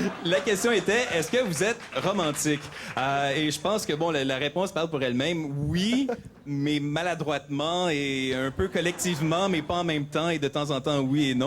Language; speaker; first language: French; native; French